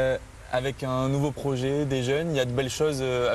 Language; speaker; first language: French; native; French